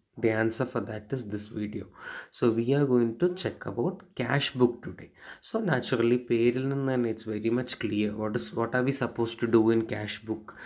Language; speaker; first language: English; non-native, local second language; Malayalam